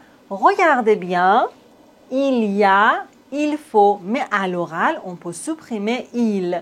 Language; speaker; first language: French; native; French